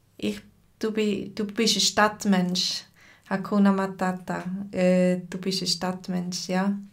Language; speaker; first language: German; native; German